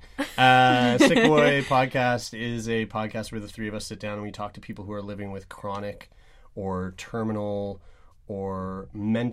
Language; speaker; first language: English; native; English